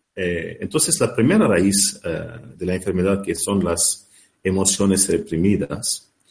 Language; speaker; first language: Spanish; non-native, fluent; Arabic